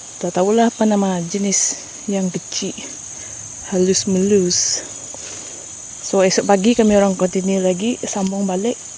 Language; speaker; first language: Malay; non-native, local second language; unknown